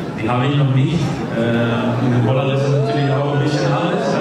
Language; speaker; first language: German; non-native, fluent; Dutch